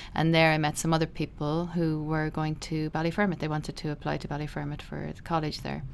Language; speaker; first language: English; native; English